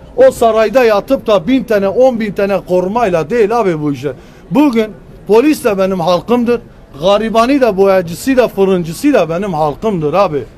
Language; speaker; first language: Turkish; non-native, local second language; Kurdish